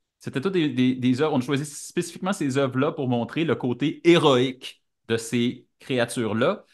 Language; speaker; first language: French; native; French